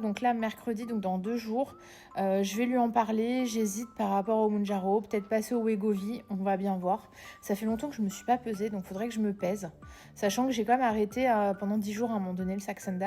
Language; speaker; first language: French; native; French